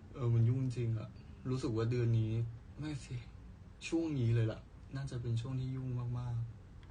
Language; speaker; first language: Thai; native; Thai